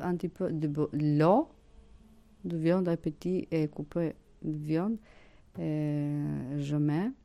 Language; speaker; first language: French; non-native, learner; Albanian